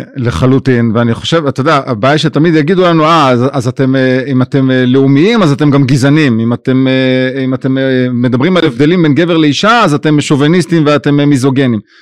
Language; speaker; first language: Hebrew; native; Hebrew